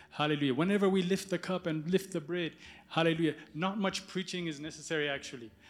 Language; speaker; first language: English; early bilingual, other home language; Amharic